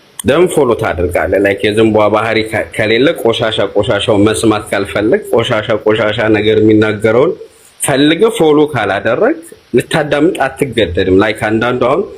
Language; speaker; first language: Amharic; native; Amharic